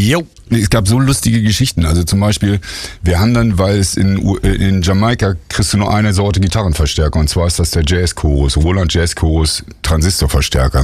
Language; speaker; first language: German; native; German